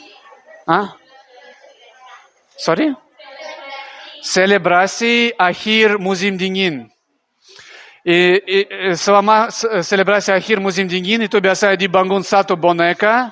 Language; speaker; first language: Indonesian; non-native, learner; Russian